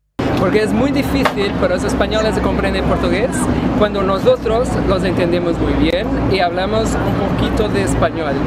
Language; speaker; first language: Spanish; non-native, learner; Portuguese